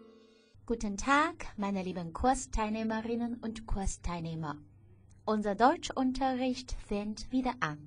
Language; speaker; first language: German; non-native, fluent; Chinese